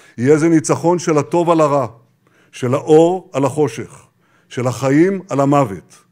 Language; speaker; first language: Hebrew; native; Hebrew